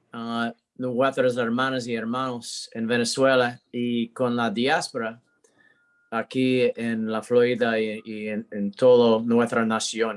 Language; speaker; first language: Spanish; non-native, learner; English